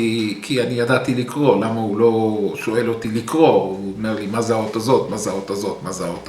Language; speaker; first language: Hebrew; early bilingual, other home language; English